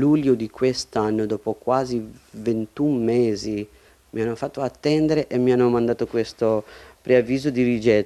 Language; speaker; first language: Italian; non-native, fluent; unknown